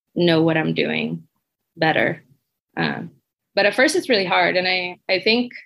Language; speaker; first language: English; non-native, fluent; Portuguese